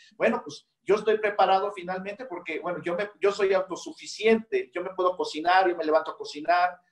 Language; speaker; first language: Spanish; native; Spanish